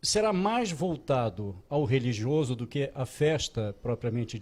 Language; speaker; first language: Portuguese; native; Portuguese